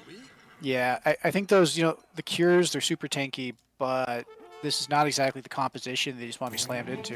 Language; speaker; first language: English; native; English